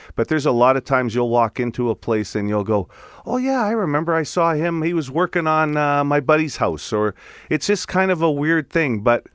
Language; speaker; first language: English; non-native, fluent; Italian